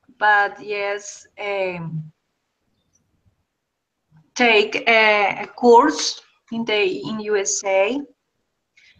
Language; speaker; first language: English; non-native, learner; Spanish